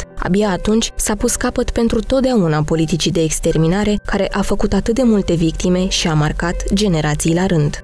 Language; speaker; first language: Romanian; native; Romanian